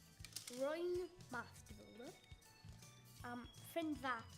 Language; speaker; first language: Welsh; non-native, local second language; English